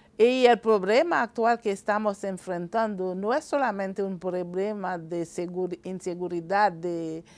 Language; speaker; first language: Spanish; non-native, fluent; Haitian Creole